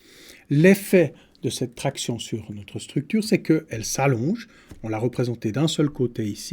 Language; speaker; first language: French; native; French